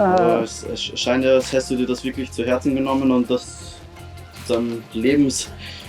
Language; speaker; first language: German; native; German